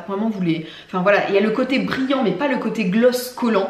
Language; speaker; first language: French; native; French